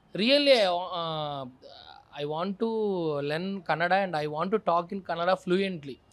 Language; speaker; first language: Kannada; non-native, learner; Telugu